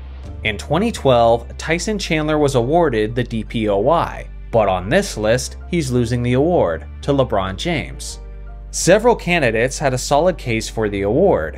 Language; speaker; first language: English; native; English